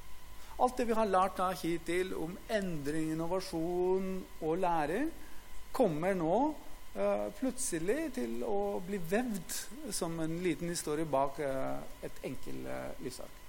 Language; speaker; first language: Norwegian; non-native, fluent; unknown